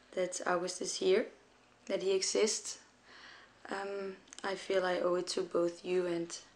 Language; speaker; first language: English; non-native, fluent; Danish